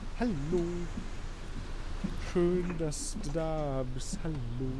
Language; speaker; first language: German; native; German